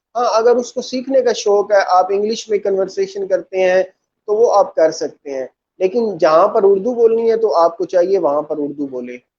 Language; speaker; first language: Urdu; non-native, local second language; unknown